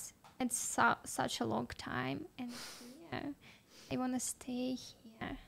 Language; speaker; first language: English; non-native, learner; Russian